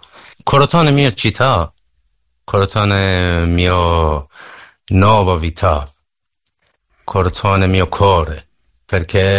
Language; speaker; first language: Italian; non-native, learner; Persian